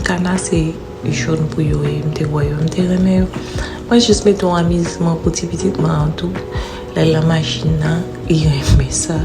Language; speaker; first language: French; non-native, learner; Haitian Creole